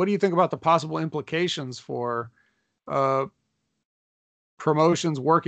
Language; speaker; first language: English; native; English